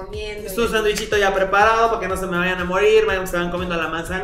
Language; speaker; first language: Spanish; native; Spanish